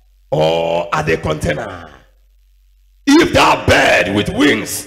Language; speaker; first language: English; non-native, local second language; Igbo